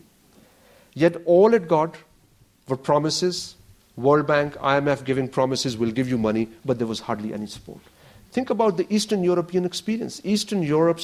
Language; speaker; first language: English; non-native, local second language; Urdu